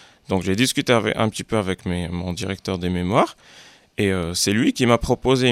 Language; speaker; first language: French; non-native, local second language; Arabic